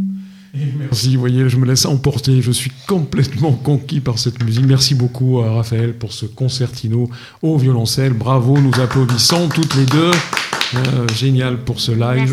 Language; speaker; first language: French; native; French